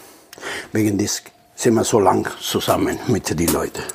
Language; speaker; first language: German; non-native, learner; Italian